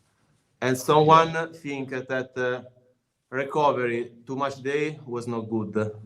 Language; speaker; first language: English; non-native, learner; Italian